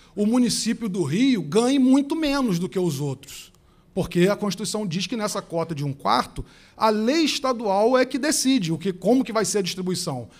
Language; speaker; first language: Portuguese; native; Portuguese